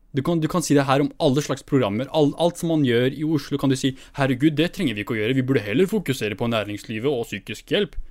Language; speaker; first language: Norwegian; early bilingual, other home language; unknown